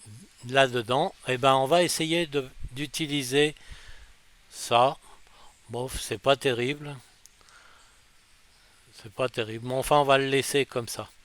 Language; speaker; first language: French; native; French